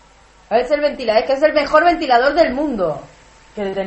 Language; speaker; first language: Spanish; native; Spanish